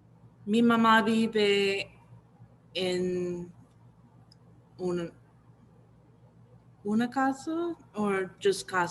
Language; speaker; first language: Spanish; non-native, learner; English